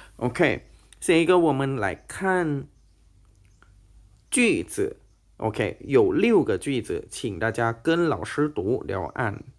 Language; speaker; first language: Chinese; non-native, fluent; Thai